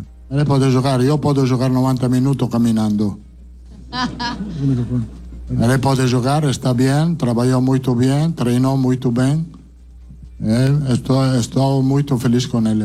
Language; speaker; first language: Portuguese; non-native, fluent; Italian